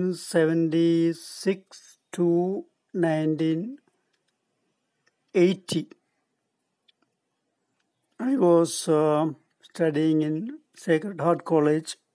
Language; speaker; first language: English; non-native, local second language; Malayalam